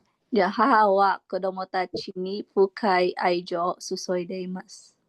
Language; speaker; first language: Japanese; non-native, learner; Filipino